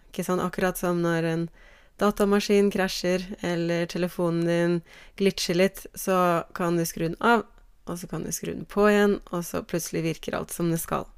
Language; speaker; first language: Norwegian; native; Norwegian